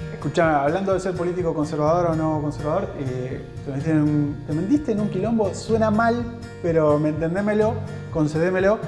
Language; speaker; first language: Spanish; native; Spanish